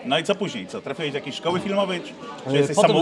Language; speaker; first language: Polish; native; Polish